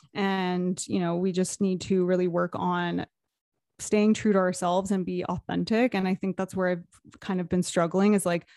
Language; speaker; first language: English; native; English